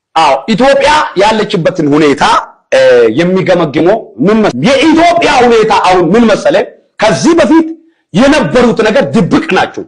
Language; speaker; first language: Amharic; non-native, local second language; Oromo